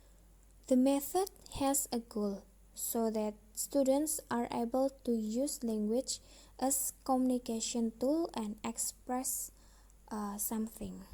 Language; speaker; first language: English; non-native, learner; Indonesian